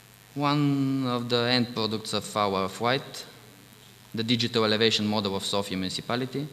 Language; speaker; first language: English; non-native, fluent; Bulgarian